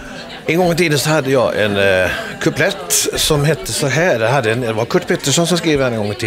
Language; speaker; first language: Swedish; native; Swedish